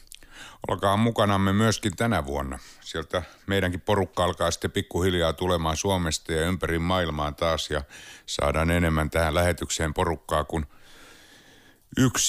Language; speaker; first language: Finnish; native; Finnish